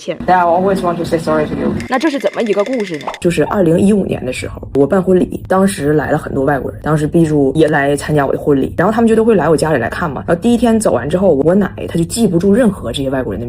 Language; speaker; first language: Chinese; native; Chinese